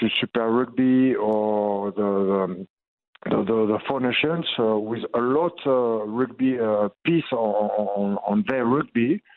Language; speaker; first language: English; non-native, learner; French